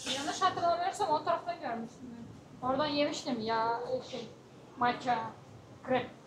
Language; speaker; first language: Turkish; non-native, fluent; Japanese